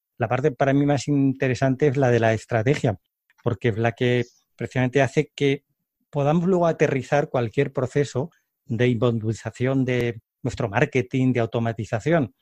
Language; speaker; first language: Spanish; native; Spanish